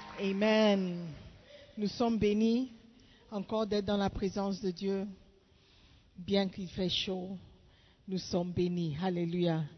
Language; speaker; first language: French; non-native, fluent; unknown